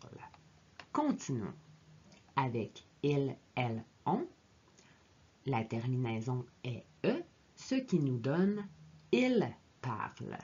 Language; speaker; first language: French; native; French